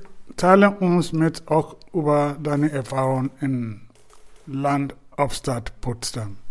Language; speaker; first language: German; non-native, fluent; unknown